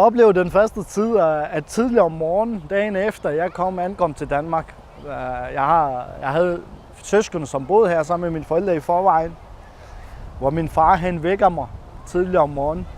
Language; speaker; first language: Danish; non-native, fluent; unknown